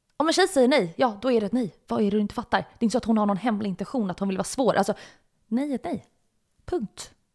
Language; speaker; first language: Swedish; native; Swedish